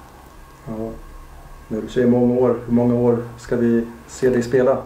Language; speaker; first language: Swedish; native; Swedish